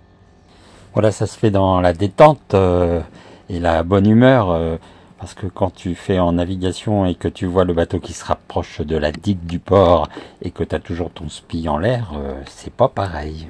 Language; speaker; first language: French; native; French